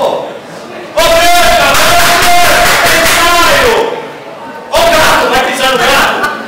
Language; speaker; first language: Portuguese; native; Portuguese